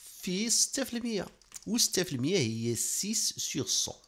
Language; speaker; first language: Arabic; native; Arabic